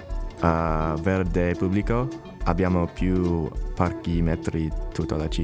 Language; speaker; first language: Italian; non-native, learner; English